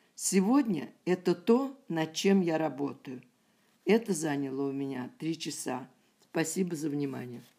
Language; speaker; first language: Russian; non-native, learner; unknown